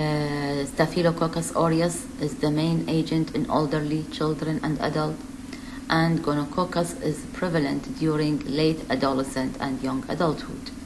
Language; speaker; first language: English; non-native, fluent; Arabic